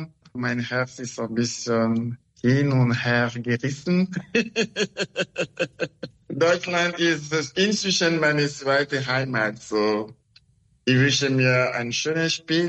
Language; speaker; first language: German; non-native, learner; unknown